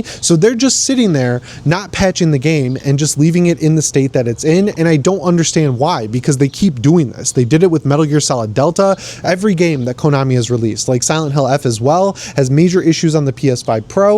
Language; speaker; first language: English; native; English